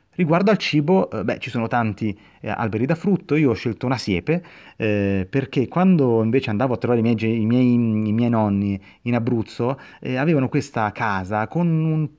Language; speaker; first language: Italian; native; Italian